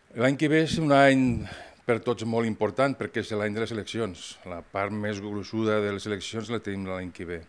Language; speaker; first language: Catalan; native; Catalan